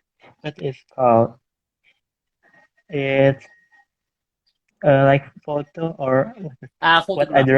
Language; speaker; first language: English; non-native, learner; Indonesian